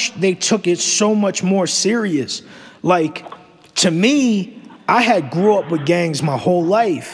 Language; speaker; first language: English; native; English